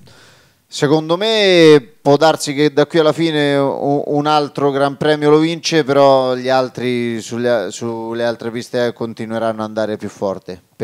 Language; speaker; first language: Italian; native; Italian